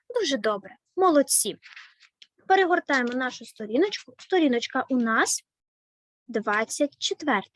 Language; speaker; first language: Ukrainian; native; Ukrainian